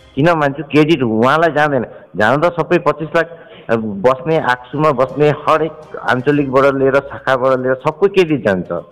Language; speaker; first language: Nepali; native; Nepali